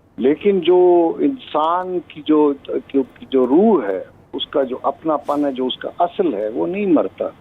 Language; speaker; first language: Urdu; non-native, local second language; Pashto